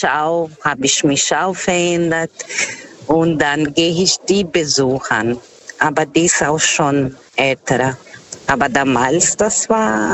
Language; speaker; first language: German; non-native, fluent; Portuguese